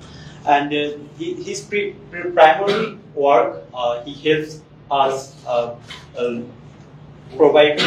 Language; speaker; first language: English; non-native, learner; Bangla